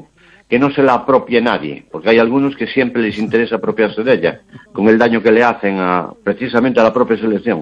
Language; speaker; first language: Spanish; native; Spanish